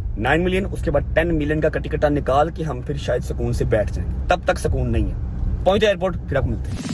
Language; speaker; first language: Urdu; non-native, local second language; Punjabi